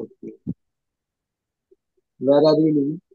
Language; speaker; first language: English; non-native, learner; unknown